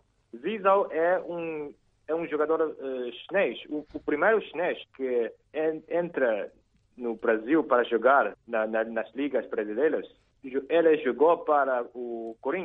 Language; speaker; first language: Portuguese; non-native, fluent; Chinese